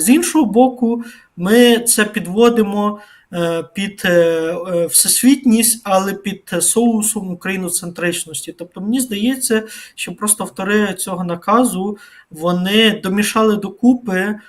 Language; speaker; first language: Ukrainian; native; Ukrainian